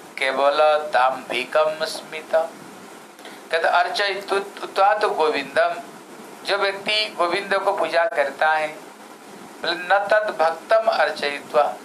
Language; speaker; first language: Hindi; non-native, local second language; Odia